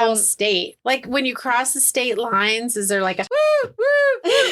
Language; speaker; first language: English; native; English